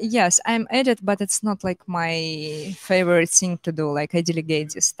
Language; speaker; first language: English; non-native, fluent; Russian